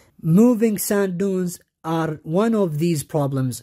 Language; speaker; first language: English; non-native, fluent; Arabic